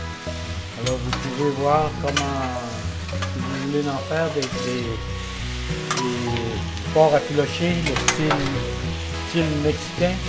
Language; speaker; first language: French; non-native, fluent; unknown